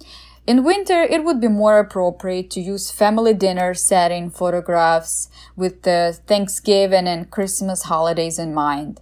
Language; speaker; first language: English; non-native, fluent; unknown